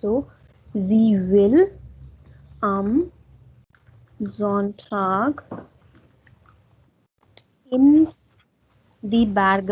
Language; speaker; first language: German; non-native, fluent; Hindi